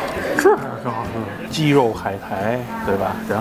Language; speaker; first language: Chinese; native; Chinese